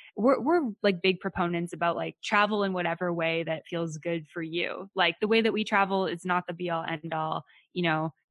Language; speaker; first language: English; native; English